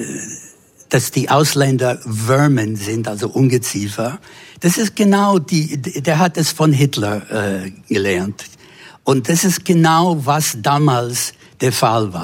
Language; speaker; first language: German; non-native, fluent; English